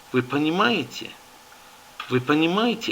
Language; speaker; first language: Russian; non-native, fluent; English